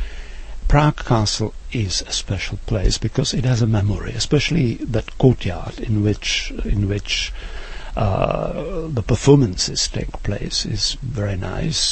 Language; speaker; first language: English; non-native, fluent; Czech